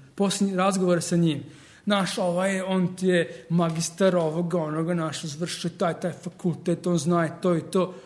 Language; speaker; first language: Serbian; early bilingual, heritage; Serbian